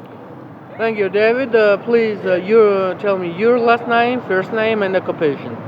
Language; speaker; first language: English; non-native, learner; Georgian